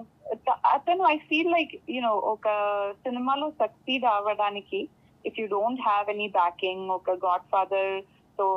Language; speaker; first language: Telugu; non-native, fluent; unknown